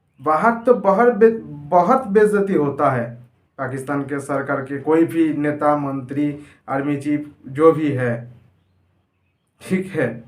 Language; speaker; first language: Hindi; non-native, local second language; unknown